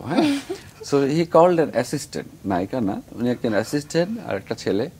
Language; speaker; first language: Bangla; native; Bangla